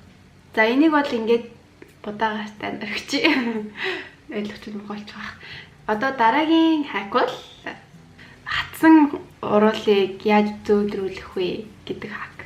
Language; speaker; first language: Mongolian; native; Mongolian